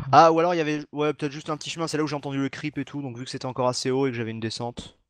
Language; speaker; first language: French; native; French